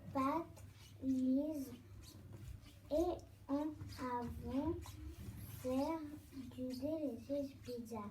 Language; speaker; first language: French; non-native, learner; Bulgarian